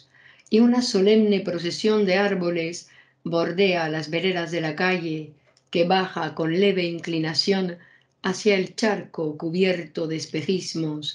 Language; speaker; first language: Spanish; native; Spanish